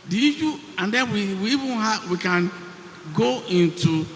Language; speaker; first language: English; non-native, local second language; Yoruba